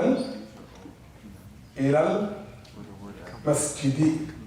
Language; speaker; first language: Arabic; non-native, fluent; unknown